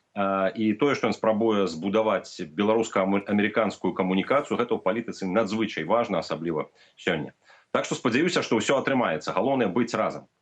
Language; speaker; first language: Belarusian; native; Belarusian